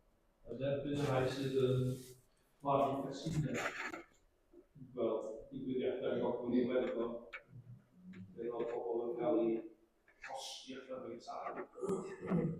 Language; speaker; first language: Welsh; native; Welsh